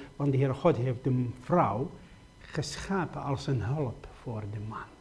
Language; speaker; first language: Dutch; non-native, fluent; Arabic